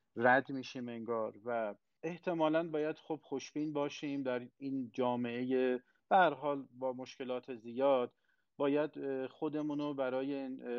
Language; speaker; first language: Persian; non-native, local second language; Azerbaijani